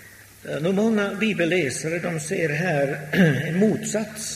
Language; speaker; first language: Swedish; non-native, local second language; Finnish